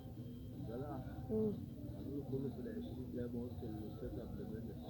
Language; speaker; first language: Arabic; native; Arabic